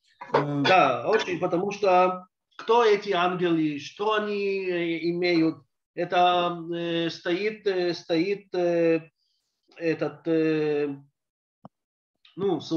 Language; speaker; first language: Russian; early bilingual, heritage; Russian